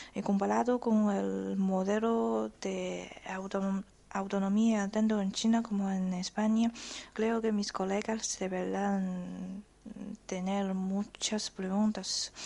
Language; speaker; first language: Spanish; non-native, fluent; Chinese